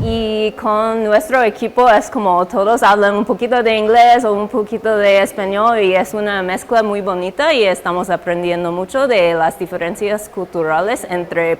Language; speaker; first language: Spanish; non-native, fluent; English